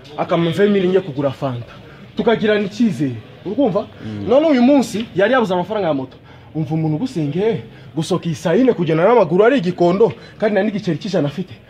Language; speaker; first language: Kinyarwanda; non-native, fluent; Swahili